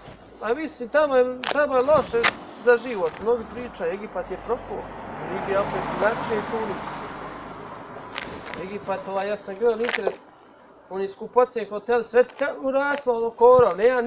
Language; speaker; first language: Bosnian; native; Bosnian